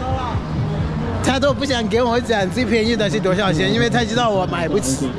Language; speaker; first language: Chinese; non-native, fluent; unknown